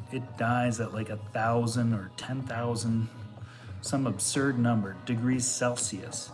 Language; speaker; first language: English; native; English